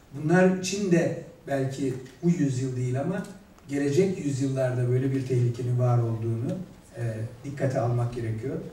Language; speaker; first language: Turkish; native; Turkish